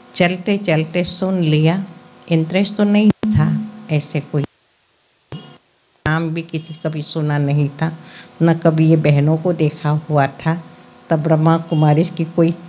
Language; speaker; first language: Hindi; non-native, local second language; Gujarati